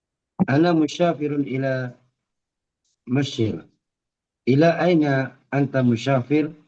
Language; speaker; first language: Arabic; non-native, learner; Indonesian